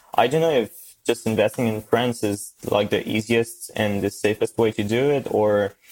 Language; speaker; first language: English; non-native, fluent; French